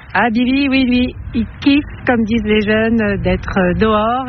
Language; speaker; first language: French; native; French